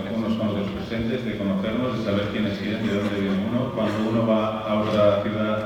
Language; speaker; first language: Spanish; native; Spanish